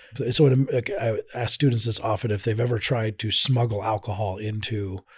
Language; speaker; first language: English; native; English